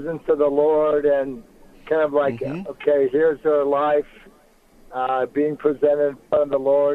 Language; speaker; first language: English; native; English